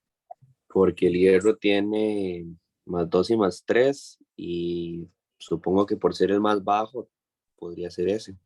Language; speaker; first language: Spanish; native; Spanish